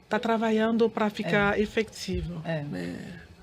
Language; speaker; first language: Portuguese; non-native, learner; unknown